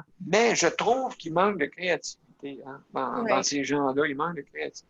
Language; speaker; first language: French; native; French